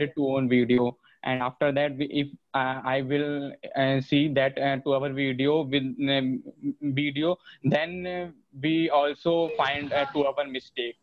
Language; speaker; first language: English; non-native, learner; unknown